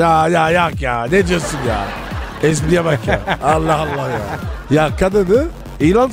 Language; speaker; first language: Turkish; non-native, learner; French